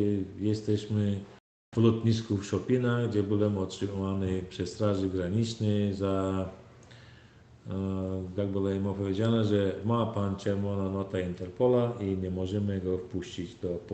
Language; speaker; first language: Polish; non-native, learner; Turkmen